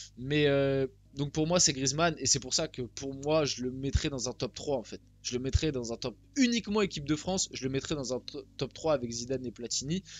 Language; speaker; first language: French; early bilingual, other home language; Portuguese